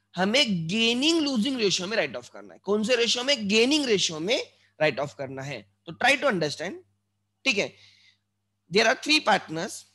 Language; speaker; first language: Hindi; non-native, local second language; Marathi